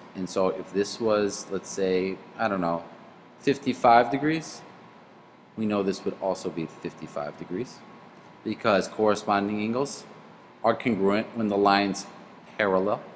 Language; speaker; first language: English; native; English